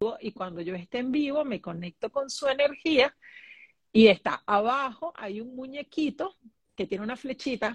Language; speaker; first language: Spanish; native; Spanish